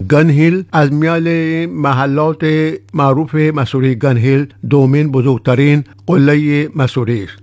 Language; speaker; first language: Persian; non-native, fluent; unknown